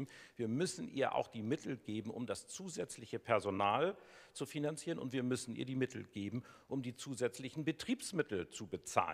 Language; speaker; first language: German; native; German